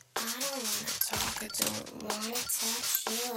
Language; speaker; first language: English; non-native, fluent; Danish